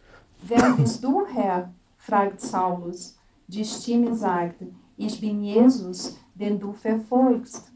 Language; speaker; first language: German; non-native, fluent; Portuguese